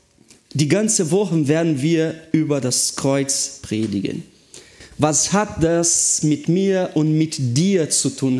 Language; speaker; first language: German; non-native, fluent; Portuguese